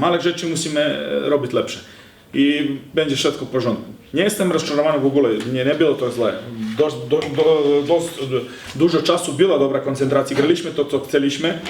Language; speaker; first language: Polish; non-native, learner; Serbian